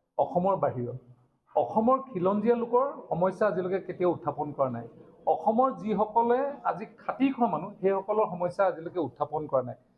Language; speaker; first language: Assamese; native; Assamese